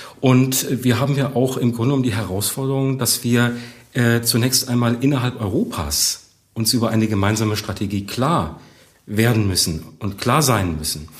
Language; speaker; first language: German; native; German